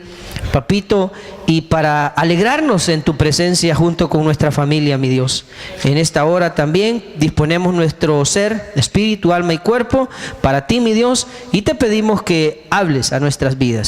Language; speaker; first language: Spanish; native; Spanish